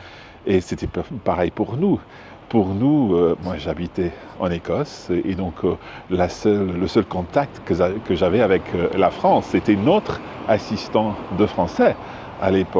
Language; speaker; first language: French; non-native, fluent; English